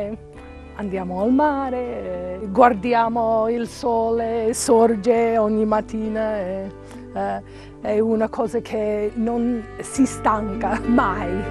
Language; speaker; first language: Italian; non-native, learner; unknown